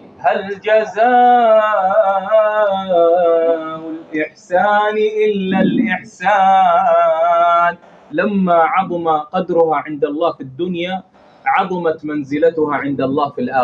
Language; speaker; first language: Arabic; native; Arabic